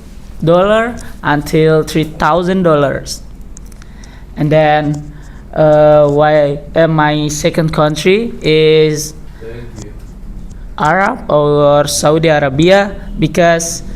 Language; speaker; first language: English; non-native, learner; Indonesian